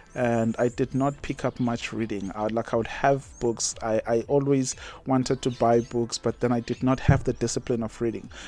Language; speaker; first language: English; non-native, local second language; Zulu